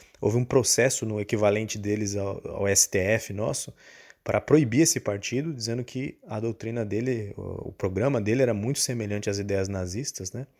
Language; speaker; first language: Portuguese; native; Portuguese